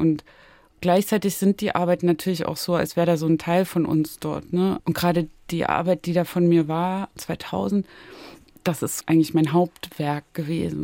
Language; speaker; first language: German; native; German